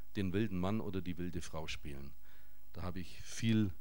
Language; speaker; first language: German; native; German